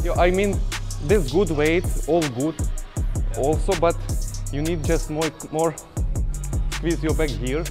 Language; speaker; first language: English; non-native, learner; Russian